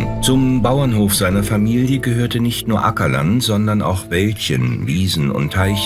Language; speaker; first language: German; native; German